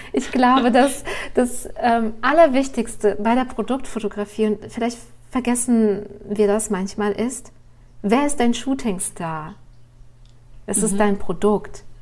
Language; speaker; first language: German; early bilingual, other home language; Russian